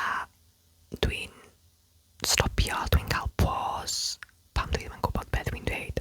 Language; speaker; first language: Welsh; non-native, local second language; English